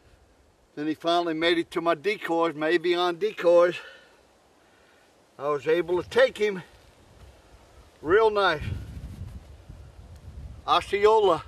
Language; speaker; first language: English; native; English